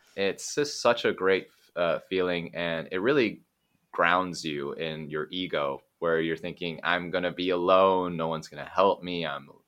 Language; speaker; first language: English; native; English